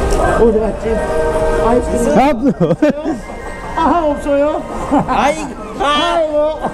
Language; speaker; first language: Korean; non-native, learner; Turkish